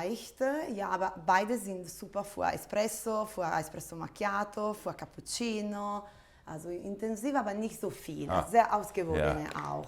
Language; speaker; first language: German; non-native, fluent; Italian